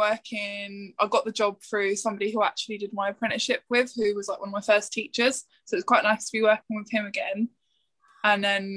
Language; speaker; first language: English; native; English